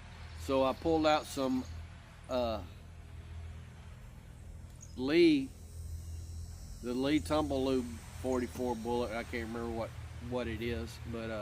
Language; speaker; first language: English; native; English